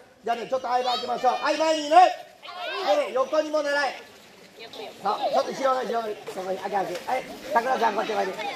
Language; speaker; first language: Japanese; native; Japanese